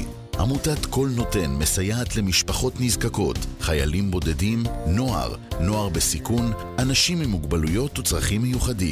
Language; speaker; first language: Hebrew; native; Hebrew